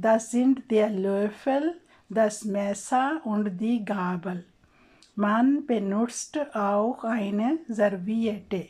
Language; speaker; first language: German; non-native, learner; Urdu